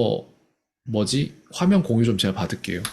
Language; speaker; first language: Korean; native; Korean